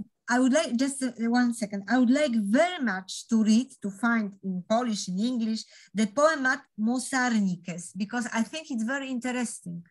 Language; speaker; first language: English; non-native, learner; Polish